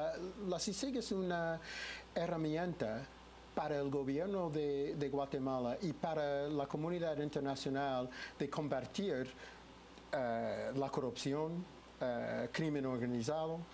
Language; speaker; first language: Spanish; non-native, fluent; English